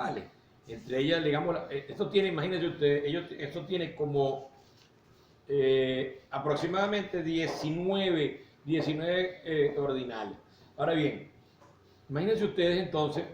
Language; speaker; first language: Spanish; native; Spanish